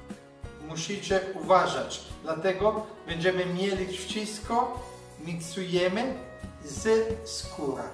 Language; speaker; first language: Polish; non-native, learner; Italian